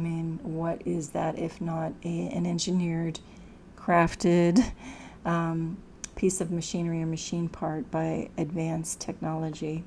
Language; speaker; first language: English; native; English